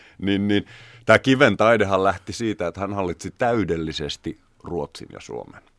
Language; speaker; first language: Finnish; native; Finnish